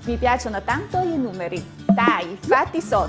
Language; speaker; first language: Italian; non-native, fluent; Chinese